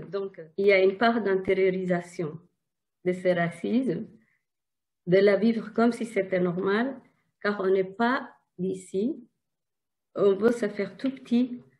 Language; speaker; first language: French; non-native, fluent; Tigrinya